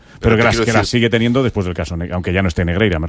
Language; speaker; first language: Spanish; native; Spanish